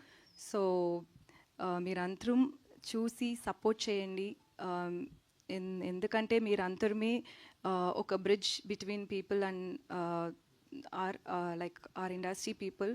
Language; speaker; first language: Telugu; non-native, learner; Tamil